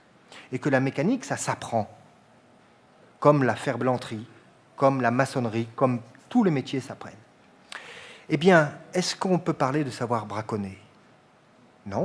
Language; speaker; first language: French; native; French